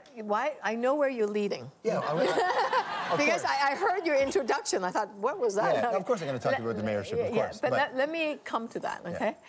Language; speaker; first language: English; native; English